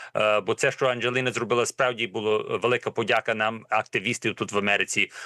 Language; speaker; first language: Ukrainian; early bilingual, heritage; Ukrainian